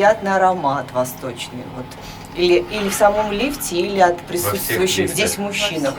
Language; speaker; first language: Russian; native; Russian